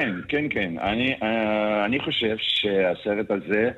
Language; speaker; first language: Hebrew; non-native, learner; Russian